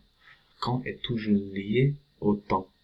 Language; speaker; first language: French; non-native, fluent; English